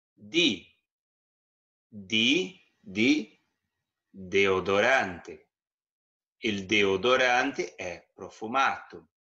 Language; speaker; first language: Italian; non-native, fluent; Portuguese